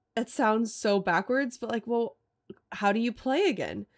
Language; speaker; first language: English; native; English